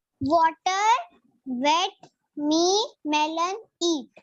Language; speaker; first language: English; non-native, learner; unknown